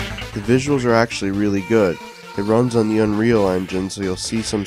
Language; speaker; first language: English; native; English